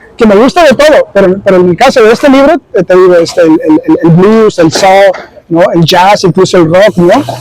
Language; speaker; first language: Spanish; early bilingual, heritage; Spanish